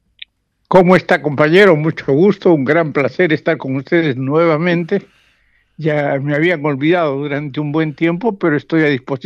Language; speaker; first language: Spanish; native; Spanish